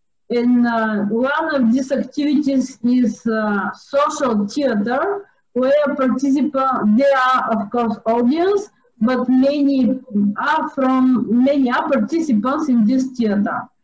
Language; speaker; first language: English; non-native, fluent; Bulgarian